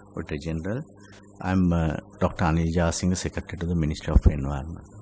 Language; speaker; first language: English; non-native, local second language; Sinhala